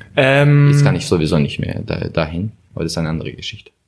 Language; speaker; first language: German; non-native, learner; Azerbaijani